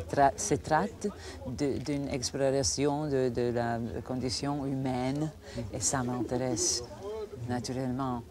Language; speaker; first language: French; non-native, fluent; Croatian